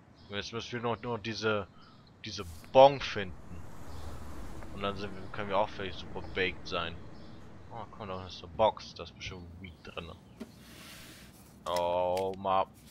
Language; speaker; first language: German; native; German